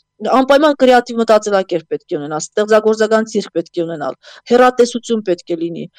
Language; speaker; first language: Armenian; native; Armenian